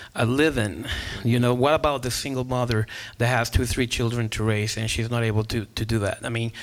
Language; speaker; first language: English; non-native, fluent; Spanish